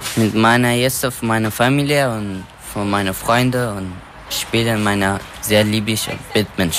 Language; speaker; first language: German; non-native, learner; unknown